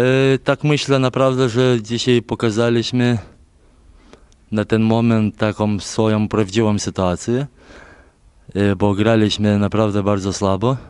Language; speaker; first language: Polish; non-native, fluent; Lithuanian